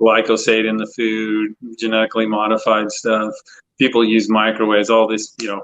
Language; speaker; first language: English; native; English